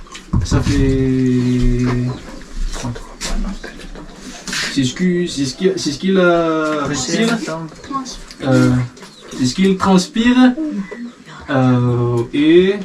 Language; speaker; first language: French; non-native, learner; Malagasy